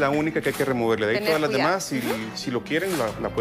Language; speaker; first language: Spanish; native; Spanish